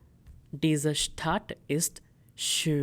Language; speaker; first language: German; non-native, fluent; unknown